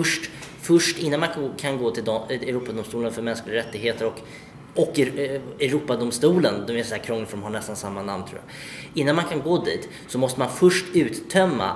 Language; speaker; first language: Swedish; native; Swedish